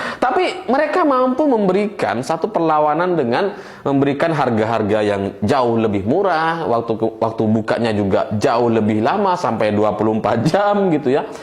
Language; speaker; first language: Indonesian; non-native, local second language; Madurese